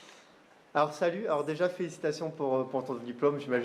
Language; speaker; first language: French; native; French